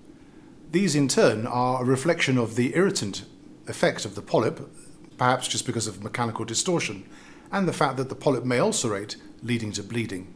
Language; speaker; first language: English; native; English